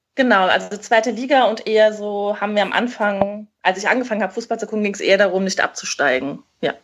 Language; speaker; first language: German; native; German